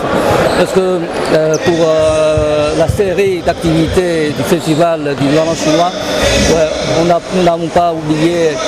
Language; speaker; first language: French; non-native, fluent; Chinese